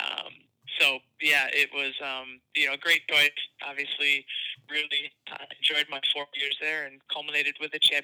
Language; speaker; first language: English; native; English